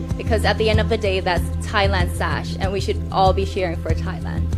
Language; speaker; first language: English; non-native, fluent; Thai